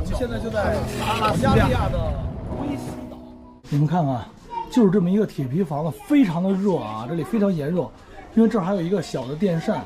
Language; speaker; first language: Chinese; native; Chinese